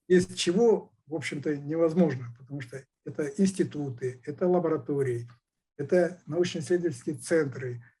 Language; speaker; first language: Russian; non-native, local second language; Kazakh